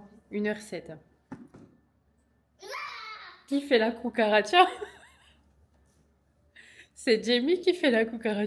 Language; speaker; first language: French; native; French